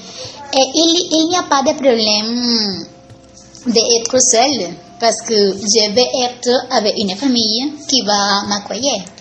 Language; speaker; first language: French; non-native, learner; Spanish